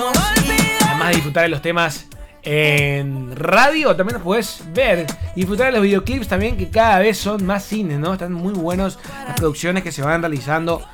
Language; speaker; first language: Spanish; native; Spanish